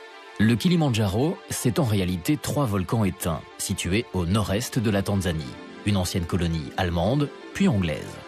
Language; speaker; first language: French; native; French